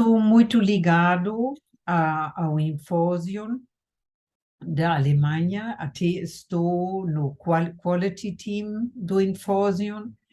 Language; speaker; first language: Portuguese; non-native, fluent; German